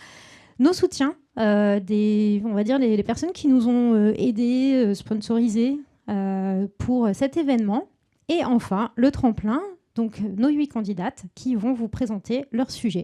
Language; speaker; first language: French; native; French